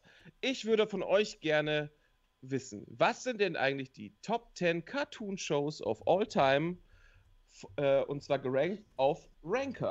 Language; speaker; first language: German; native; German